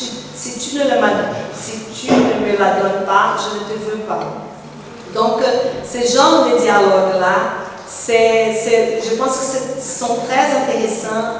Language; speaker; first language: French; non-native, fluent; Portuguese